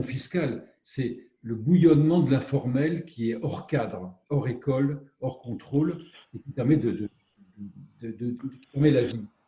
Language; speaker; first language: French; native; French